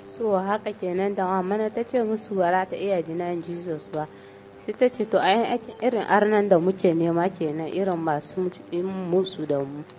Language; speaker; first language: Hausa; non-native, local second language; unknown